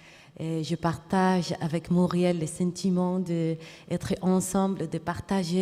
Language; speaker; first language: French; non-native, fluent; Spanish